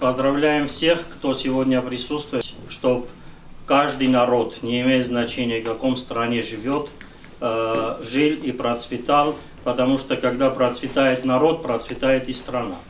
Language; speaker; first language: Russian; non-native, fluent; Armenian